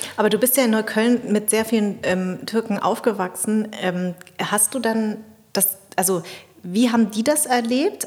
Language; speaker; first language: German; early bilingual, other home language; Vietnamese